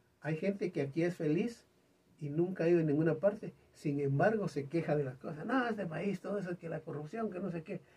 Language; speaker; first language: Spanish; native; Spanish